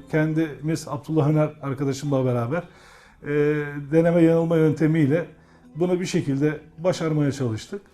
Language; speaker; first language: Turkish; native; Turkish